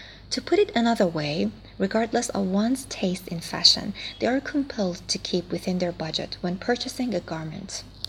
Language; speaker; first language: English; non-native, fluent; Persian